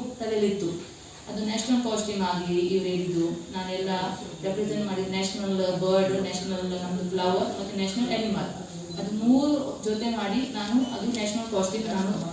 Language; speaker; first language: Kannada; non-native, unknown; Tulu